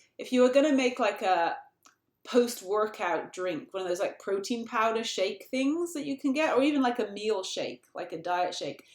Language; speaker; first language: English; native; English